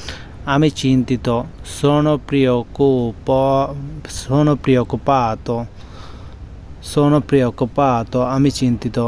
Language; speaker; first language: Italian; non-native, learner; Bangla